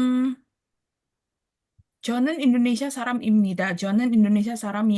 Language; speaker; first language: Korean; non-native, learner; Indonesian